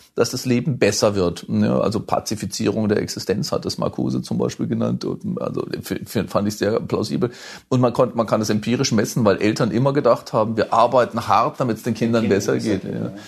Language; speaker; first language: German; native; German